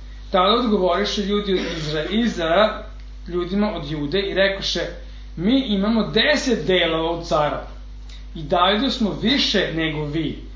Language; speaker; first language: Serbian; non-native, fluent; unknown